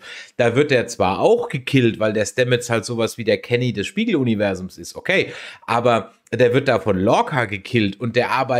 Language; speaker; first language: German; native; German